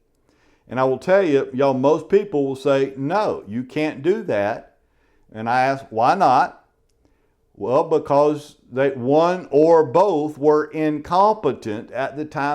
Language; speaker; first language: English; native; English